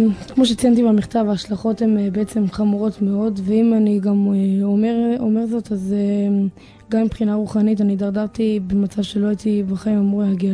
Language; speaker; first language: Hebrew; native; Hebrew